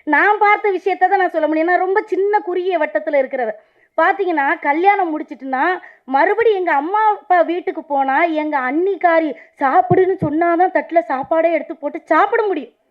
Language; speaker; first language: Tamil; native; Tamil